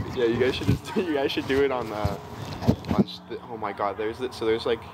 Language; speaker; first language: English; native; English